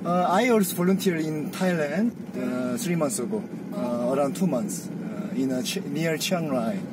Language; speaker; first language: English; non-native, learner; Korean